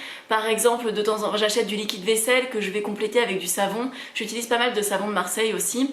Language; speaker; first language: French; native; French